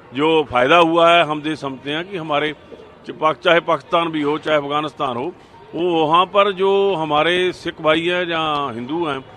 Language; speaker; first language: Hindi; non-native, local second language; Punjabi